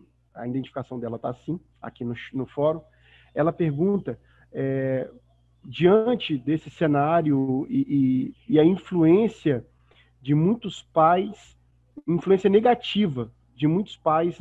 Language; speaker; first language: Portuguese; native; Portuguese